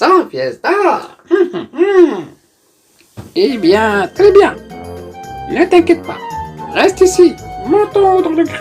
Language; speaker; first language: French; native; French